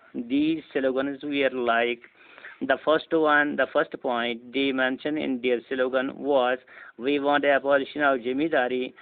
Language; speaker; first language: English; non-native, local second language; Urdu